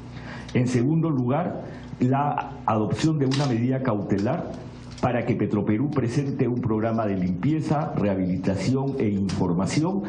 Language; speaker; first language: Spanish; native; Spanish